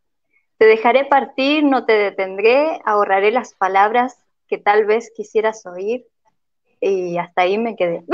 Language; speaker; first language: Spanish; native; Spanish